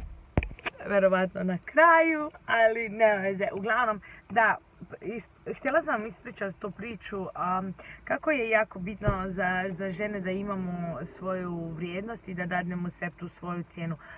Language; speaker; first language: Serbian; early bilingual, heritage; Serbian